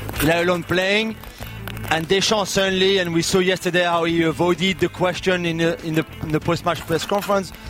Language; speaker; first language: English; non-native, fluent; Spanish